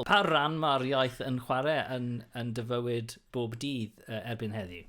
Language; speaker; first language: Welsh; non-native, local second language; English